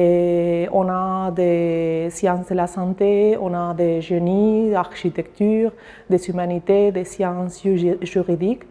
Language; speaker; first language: French; non-native, learner; Spanish